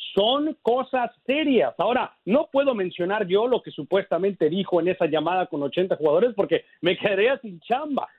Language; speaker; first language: Spanish; early bilingual, heritage; Spanish